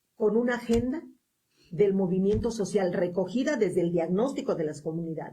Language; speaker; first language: Spanish; native; Spanish